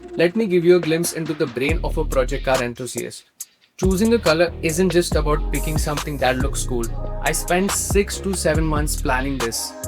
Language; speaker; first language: English; non-native, local second language; Hindi